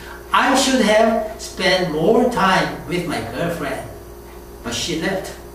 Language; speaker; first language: English; non-native, fluent; Korean